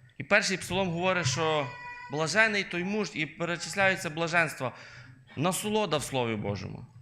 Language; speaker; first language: Ukrainian; native; Ukrainian